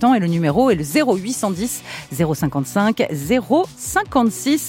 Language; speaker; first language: French; native; French